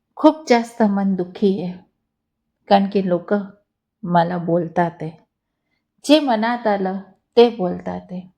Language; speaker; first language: Marathi; non-native, local second language; Hindi